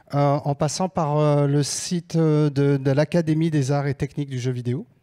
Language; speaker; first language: French; native; French